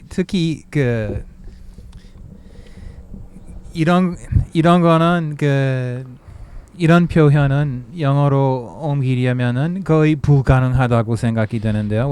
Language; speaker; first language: Korean; non-native, fluent; English